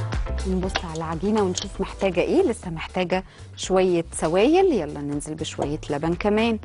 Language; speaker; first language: Arabic; native; Arabic